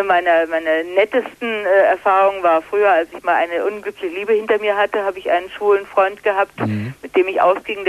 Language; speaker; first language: German; native; German